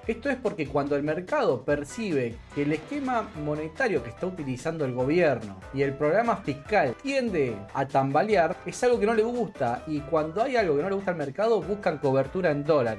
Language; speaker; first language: Spanish; native; Spanish